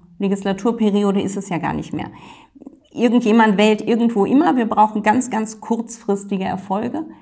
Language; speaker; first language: German; native; German